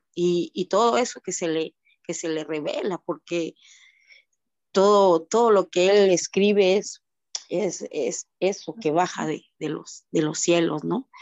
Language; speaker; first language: Spanish; native; Spanish